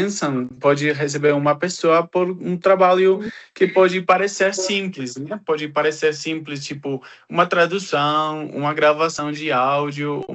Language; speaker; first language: Portuguese; non-native, fluent; Spanish